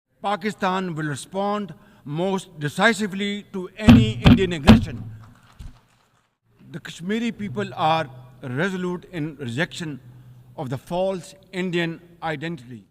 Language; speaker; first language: English; non-native, local second language; Urdu